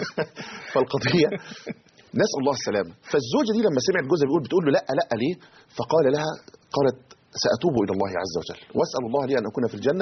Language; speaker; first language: Arabic; native; Arabic